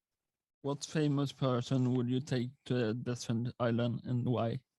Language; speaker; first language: English; non-native, learner; Swedish